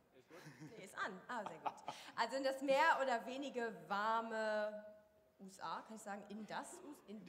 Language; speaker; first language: German; native; German